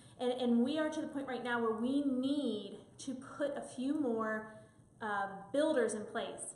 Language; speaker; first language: English; native; English